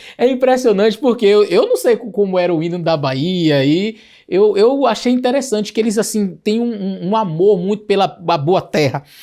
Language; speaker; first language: Portuguese; native; Portuguese